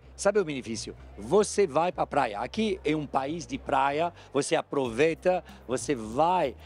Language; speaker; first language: Portuguese; non-native, fluent; French